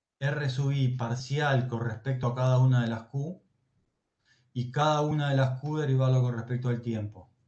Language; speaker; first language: Spanish; native; Spanish